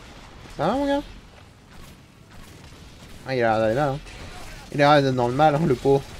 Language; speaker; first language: French; native; French